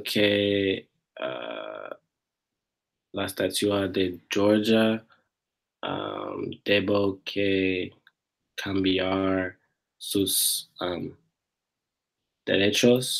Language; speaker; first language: Spanish; non-native, learner; English